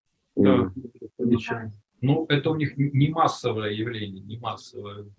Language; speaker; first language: Russian; native; Russian